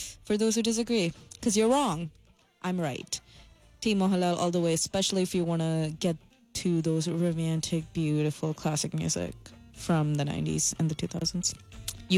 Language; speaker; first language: English; non-native, local second language; Malayalam